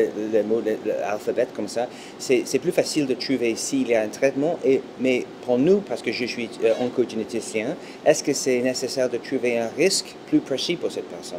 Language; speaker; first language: French; non-native, fluent; English